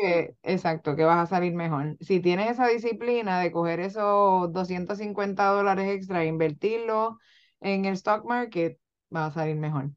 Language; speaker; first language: Spanish; native; Spanish